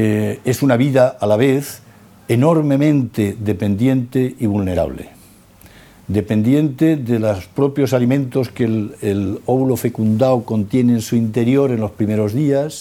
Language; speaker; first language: Spanish; native; Spanish